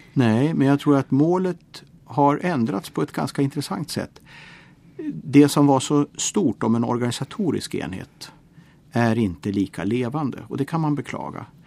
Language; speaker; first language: Swedish; native; Swedish